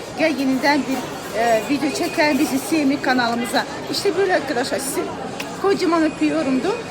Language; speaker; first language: Turkish; non-native, learner; Azerbaijani